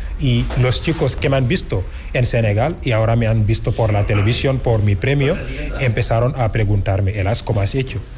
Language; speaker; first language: Spanish; non-native, fluent; Wolof